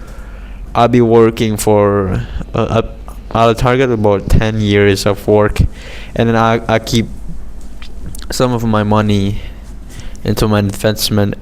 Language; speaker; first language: English; non-native, fluent; Indonesian